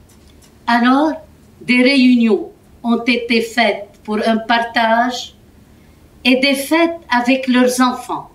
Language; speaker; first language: French; non-native, fluent; Arabic